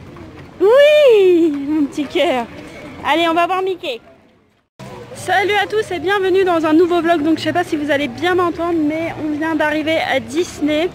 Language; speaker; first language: French; native; French